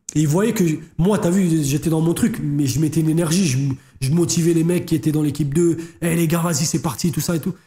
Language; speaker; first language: French; native; French